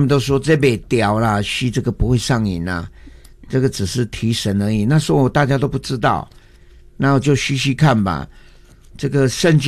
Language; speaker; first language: Chinese; native; Chinese